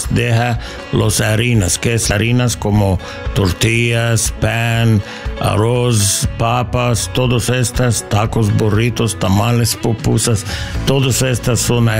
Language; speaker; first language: Spanish; non-native, learner; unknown